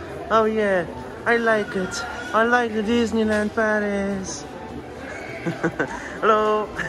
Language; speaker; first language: English; non-native, learner; Dutch